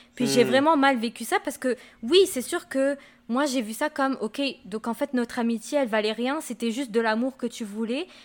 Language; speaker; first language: French; native; French